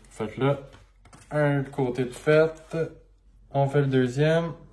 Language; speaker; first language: French; native; French